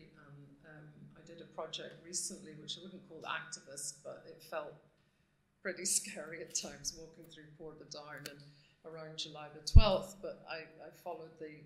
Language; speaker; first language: English; native; English